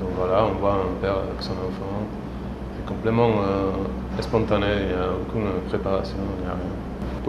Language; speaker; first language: French; non-native, fluent; Spanish